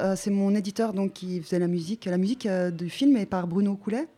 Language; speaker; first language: French; native; French